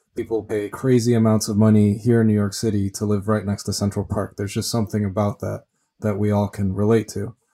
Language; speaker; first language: English; early bilingual, other home language; Spanish